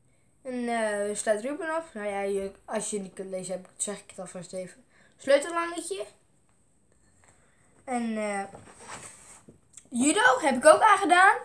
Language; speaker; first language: Dutch; native; Dutch